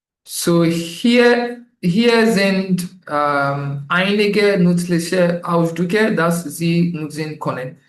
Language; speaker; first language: German; non-native, learner; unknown